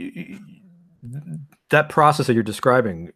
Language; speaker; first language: English; early bilingual, other home language; Spanish